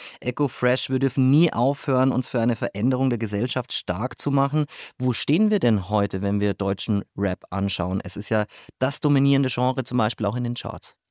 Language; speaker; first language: German; native; German